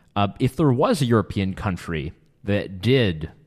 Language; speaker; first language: English; native; English